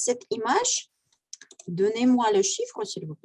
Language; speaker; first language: French; non-native, fluent; Russian